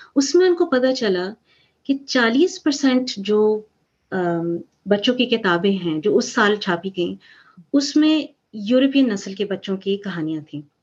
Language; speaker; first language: Urdu; early bilingual, heritage; Urdu